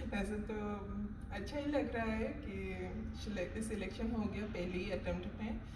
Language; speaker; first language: Hindi; non-native, local second language; Assamese